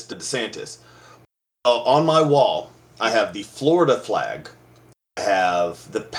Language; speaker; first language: English; native; English